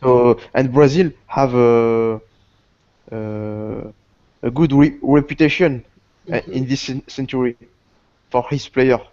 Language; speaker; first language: English; non-native, learner; Portuguese